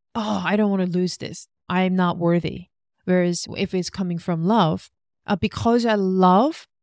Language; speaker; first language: English; non-native, fluent; Korean